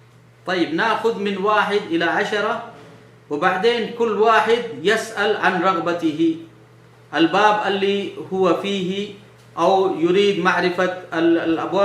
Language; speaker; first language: Arabic; non-native, fluent; Urdu